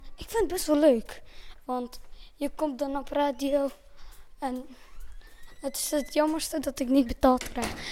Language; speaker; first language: Dutch; early bilingual, other home language; Persian